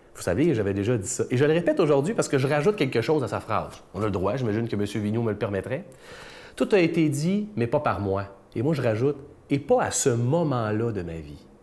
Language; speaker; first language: French; native; French